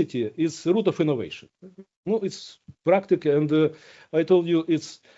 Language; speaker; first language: English; non-native, learner; Ukrainian